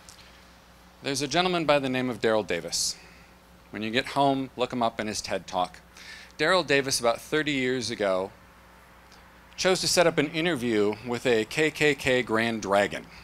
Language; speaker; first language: English; native; English